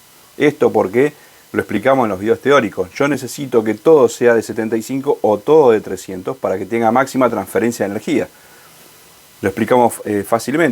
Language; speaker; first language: Spanish; native; Spanish